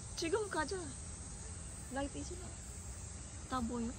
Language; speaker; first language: Korean; non-native, learner; Filipino